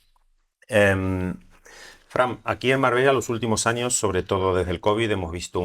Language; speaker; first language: Spanish; native; Spanish